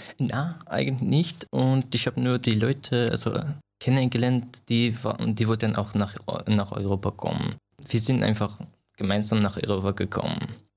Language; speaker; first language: German; non-native, fluent; Persian